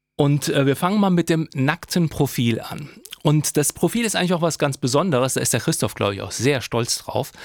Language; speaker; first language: German; native; German